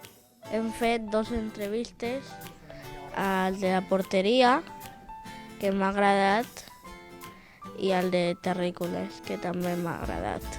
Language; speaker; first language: Catalan; non-native, local second language; Spanish